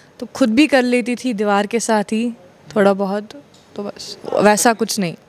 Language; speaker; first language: Hindi; non-native, local second language; Kashmiri